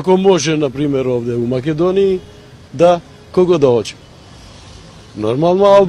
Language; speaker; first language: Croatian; non-native, local second language; Albanian